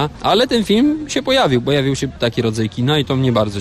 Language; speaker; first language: Polish; native; Polish